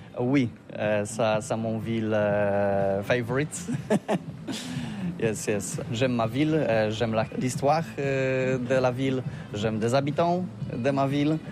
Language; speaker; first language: French; non-native, learner; Polish